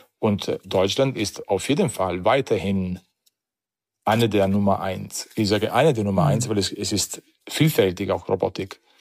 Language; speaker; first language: German; non-native, fluent; Italian